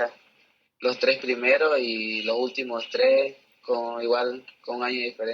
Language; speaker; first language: Spanish; native; Spanish